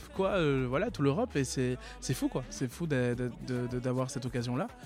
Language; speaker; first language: French; native; French